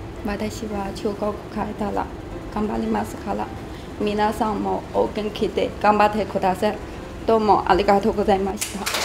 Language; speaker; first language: Japanese; non-native, learner; Chinese